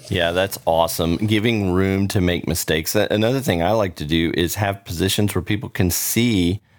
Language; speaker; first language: English; native; English